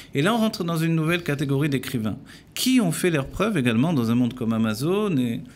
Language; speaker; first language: French; native; French